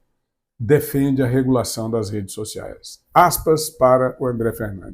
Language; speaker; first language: Portuguese; native; Portuguese